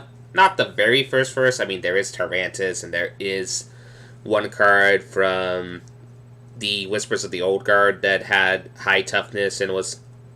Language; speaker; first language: English; native; English